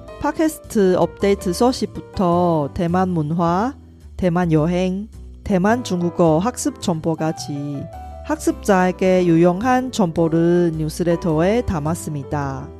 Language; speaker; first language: Korean; non-native, fluent; Chinese